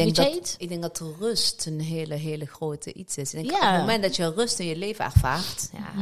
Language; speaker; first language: Dutch; early bilingual, other home language; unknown